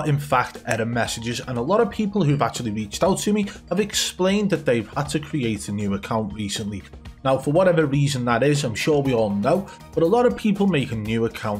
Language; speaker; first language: English; native; English